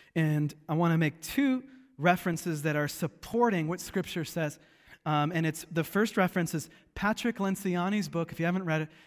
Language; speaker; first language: English; native; English